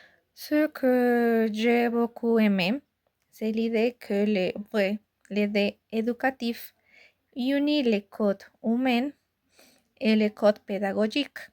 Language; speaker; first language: French; non-native, fluent; Spanish